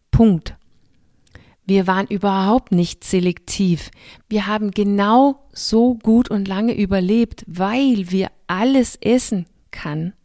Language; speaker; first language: German; non-native, fluent; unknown